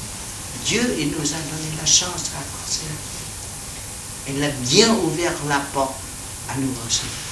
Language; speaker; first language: French; non-native, learner; Vietnamese